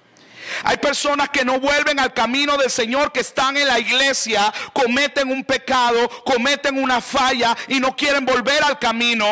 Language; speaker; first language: Spanish; native; Spanish